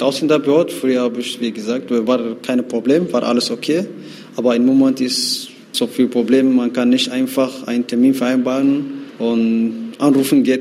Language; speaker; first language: German; non-native, local second language; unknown